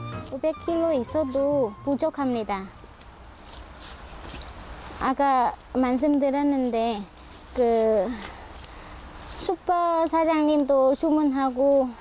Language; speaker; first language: Korean; non-native, learner; Vietnamese